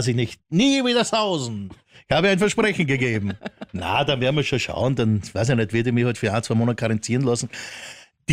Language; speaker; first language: German; native; German